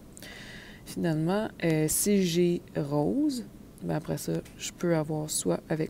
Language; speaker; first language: French; native; French